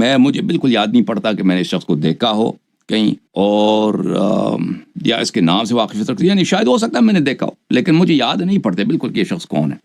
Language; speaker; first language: Urdu; non-native, fluent; Persian